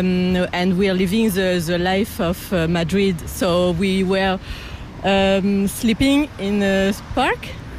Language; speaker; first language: English; non-native, learner; French